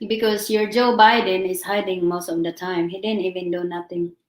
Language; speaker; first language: English; non-native, local second language; Filipino